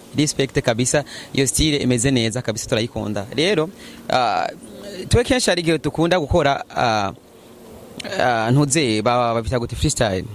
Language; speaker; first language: Rundi; native; Rundi